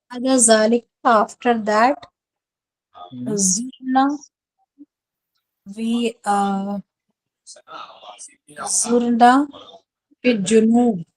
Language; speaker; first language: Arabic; non-native, learner; Urdu